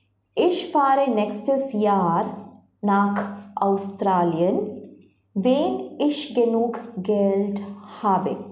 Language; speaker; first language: German; non-native, learner; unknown